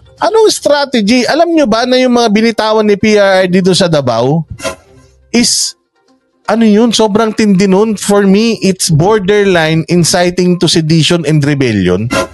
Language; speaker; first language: Filipino; non-native, local second language; Iloko